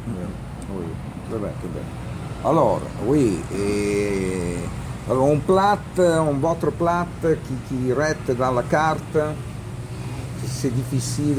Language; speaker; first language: French; non-native, learner; Italian